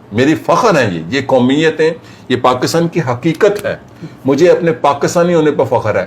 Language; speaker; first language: Urdu; non-native, local second language; Punjabi